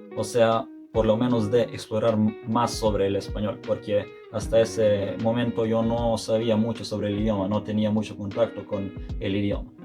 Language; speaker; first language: Spanish; non-native, fluent; Serbian